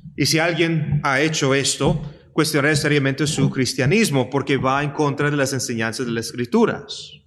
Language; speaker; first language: Spanish; early bilingual, heritage; Spanish